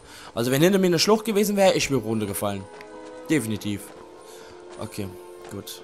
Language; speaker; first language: German; native; German